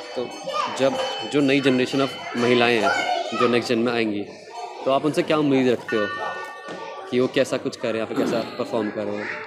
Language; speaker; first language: Hindi; native; Hindi